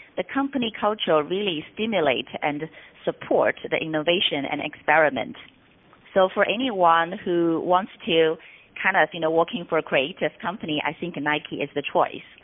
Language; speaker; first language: English; non-native, fluent; Chinese